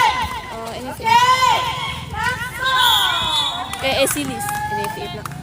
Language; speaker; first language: Malay; native; Malay